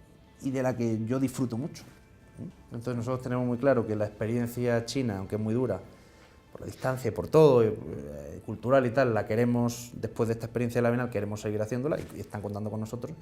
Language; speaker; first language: Spanish; native; Spanish